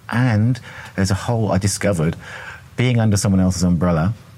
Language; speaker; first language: English; native; English